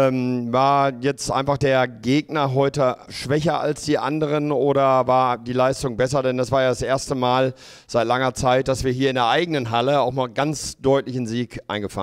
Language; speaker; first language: German; native; German